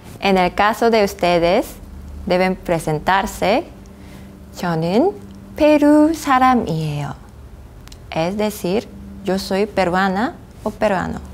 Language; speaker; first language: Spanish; non-native, fluent; Korean